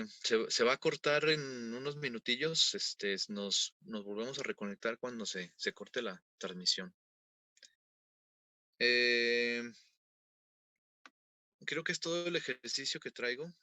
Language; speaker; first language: Spanish; native; Spanish